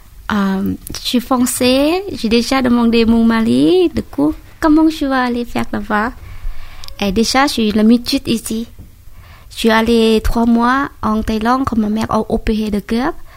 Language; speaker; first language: French; non-native, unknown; Thai